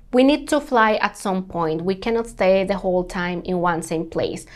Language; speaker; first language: English; non-native, fluent; Spanish